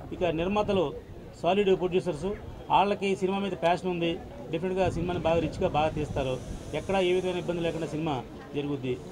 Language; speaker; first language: Telugu; native; Telugu